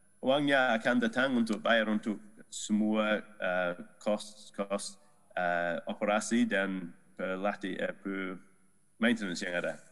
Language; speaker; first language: Indonesian; non-native, learner; Dutch